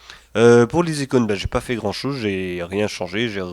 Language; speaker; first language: French; native; French